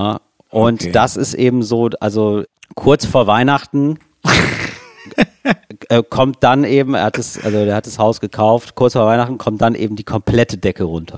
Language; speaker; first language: German; native; German